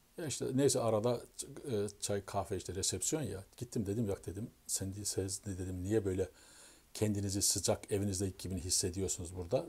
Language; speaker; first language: Turkish; native; Turkish